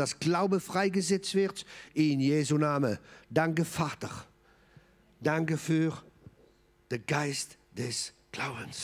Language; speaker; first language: German; non-native, fluent; French